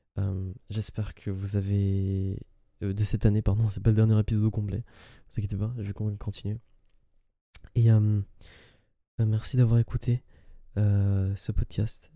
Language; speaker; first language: French; early bilingual, other home language; Arabic